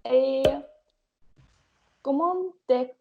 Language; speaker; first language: French; non-native, learner; English